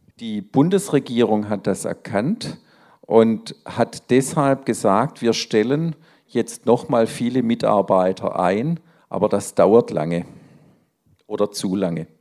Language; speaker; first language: German; native; German